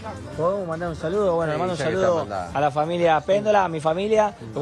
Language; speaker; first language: Spanish; native; Spanish